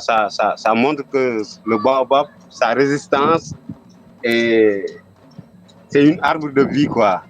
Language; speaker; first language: French; non-native, local second language; Wolof